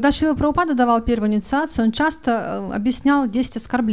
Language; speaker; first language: Russian; native; Russian